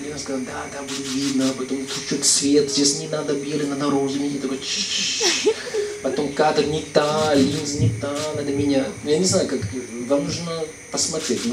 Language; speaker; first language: Russian; non-native, fluent; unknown